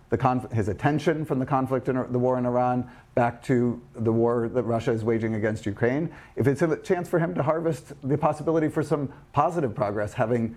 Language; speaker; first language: English; native; English